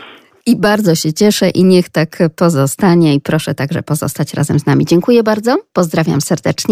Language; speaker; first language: Polish; native; Polish